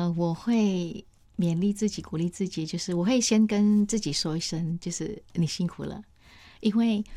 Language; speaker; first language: Chinese; non-native, fluent; Vietnamese